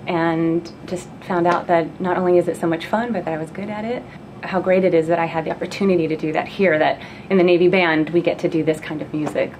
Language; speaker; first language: English; native; English